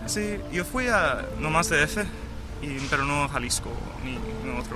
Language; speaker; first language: Spanish; early bilingual, heritage; English